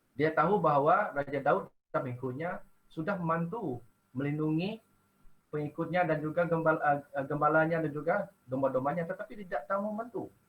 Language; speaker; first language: Malay; non-native, local second language; Iban